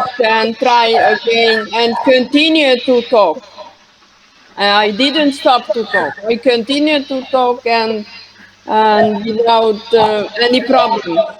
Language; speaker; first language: English; non-native, learner; Hungarian